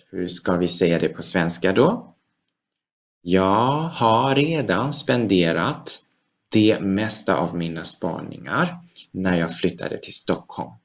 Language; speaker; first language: Swedish; non-native, fluent; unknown